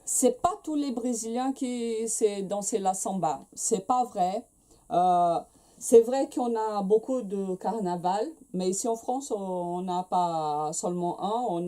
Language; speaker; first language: French; non-native, fluent; Portuguese